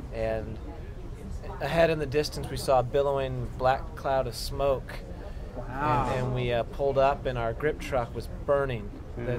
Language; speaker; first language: English; native; English